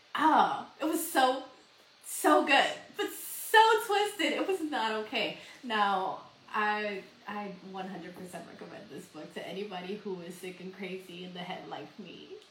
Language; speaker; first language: English; early bilingual, other home language; Spanish